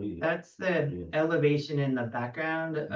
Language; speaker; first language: English; native; English